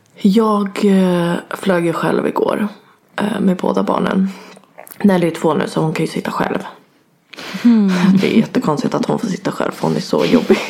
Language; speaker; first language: Swedish; native; Swedish